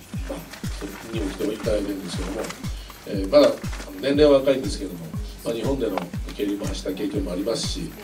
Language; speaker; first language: Japanese; native; Japanese